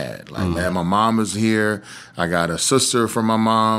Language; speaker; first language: English; native; English